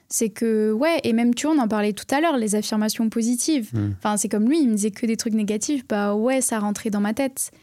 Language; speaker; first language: French; native; French